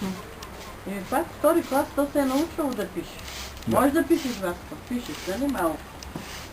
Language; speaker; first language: Bulgarian; native; Bulgarian